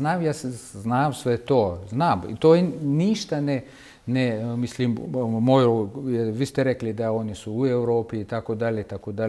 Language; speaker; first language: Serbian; non-native, fluent; Russian